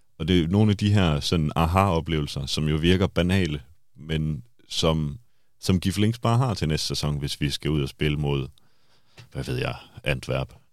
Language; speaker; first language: Danish; native; Danish